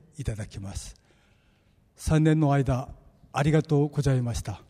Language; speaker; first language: Japanese; non-native, fluent; Korean